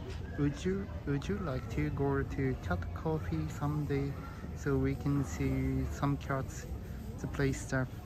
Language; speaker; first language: English; non-native, learner; Japanese